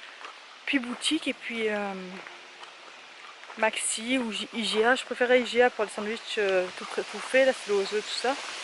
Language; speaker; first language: French; native; French